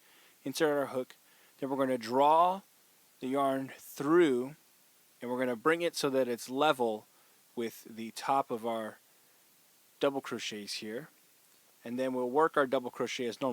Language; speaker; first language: English; native; English